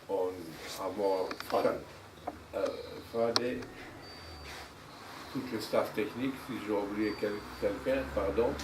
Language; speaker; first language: French; non-native, fluent; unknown